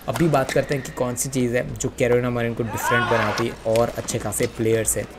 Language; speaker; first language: Hindi; non-native, local second language; Gujarati